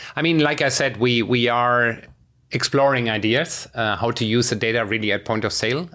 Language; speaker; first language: English; non-native, fluent; German